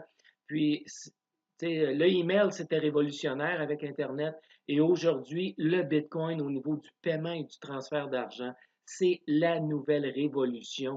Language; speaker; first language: French; native; French